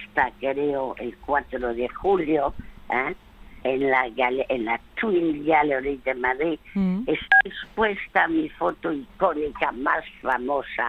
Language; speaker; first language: Spanish; early bilingual, other home language; French